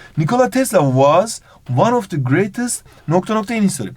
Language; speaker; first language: English; non-native, fluent; Turkish